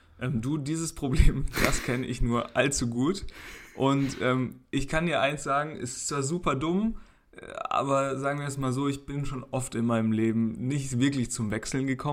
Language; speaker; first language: German; native; German